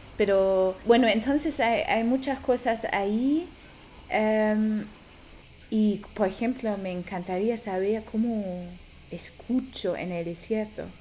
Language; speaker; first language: Spanish; non-native, fluent; German